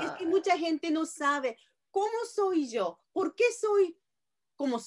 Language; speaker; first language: Spanish; non-native, fluent; Japanese